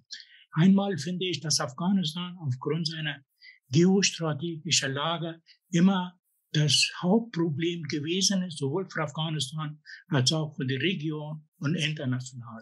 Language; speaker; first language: German; non-native, fluent; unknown